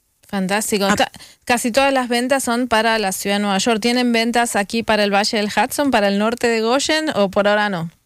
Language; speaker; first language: Spanish; native; Spanish